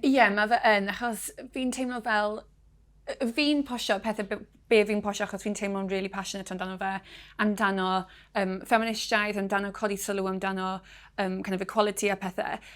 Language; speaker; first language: Welsh; non-native, local second language; English